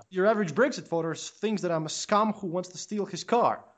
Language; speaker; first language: English; non-native, fluent; Latvian